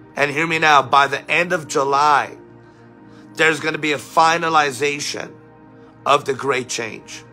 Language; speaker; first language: English; native; English